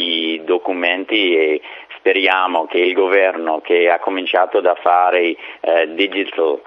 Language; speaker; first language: Italian; non-native, fluent; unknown